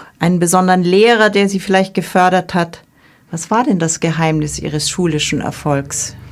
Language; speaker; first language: German; native; German